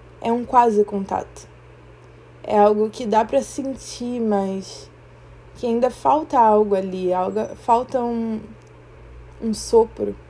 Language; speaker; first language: Portuguese; native; Portuguese